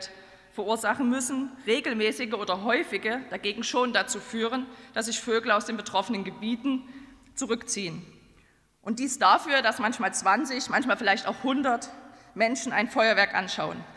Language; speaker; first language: German; native; German